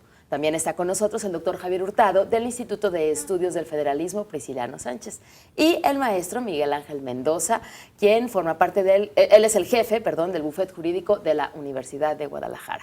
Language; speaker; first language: Spanish; native; Spanish